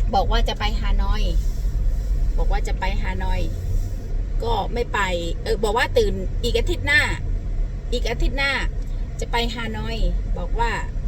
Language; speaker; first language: Thai; native; Thai